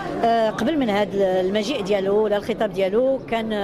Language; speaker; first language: Arabic; native; Arabic